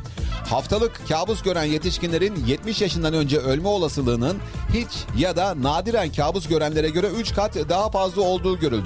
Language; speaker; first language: Turkish; native; Turkish